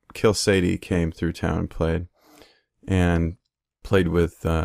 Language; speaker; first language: English; native; English